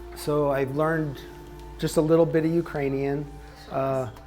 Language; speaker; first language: English; native; English